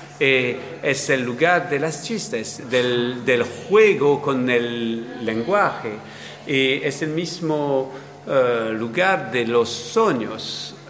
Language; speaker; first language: Spanish; non-native, learner; French